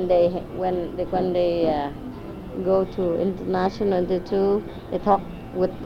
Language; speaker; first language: English; non-native, learner; Vietnamese